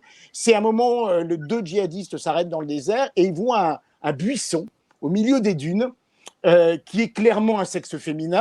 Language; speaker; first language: French; native; French